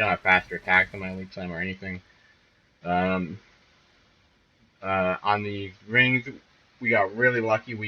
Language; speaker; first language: English; native; English